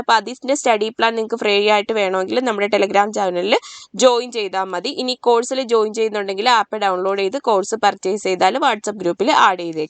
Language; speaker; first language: Malayalam; native; Malayalam